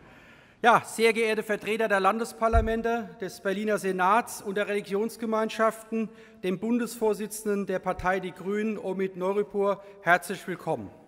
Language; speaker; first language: German; native; German